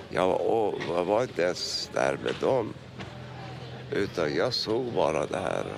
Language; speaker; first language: Swedish; non-native, fluent; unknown